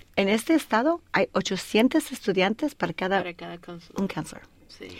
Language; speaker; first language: Spanish; early bilingual, heritage; Spanish